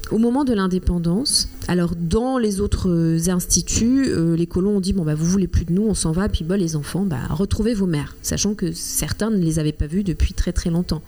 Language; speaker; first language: French; non-native, local second language; Kinyarwanda